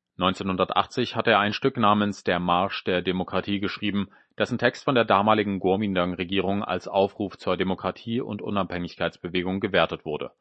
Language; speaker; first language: German; native; German